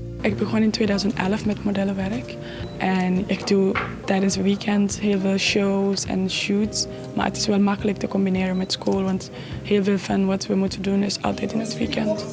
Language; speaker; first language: Dutch; non-native, fluent; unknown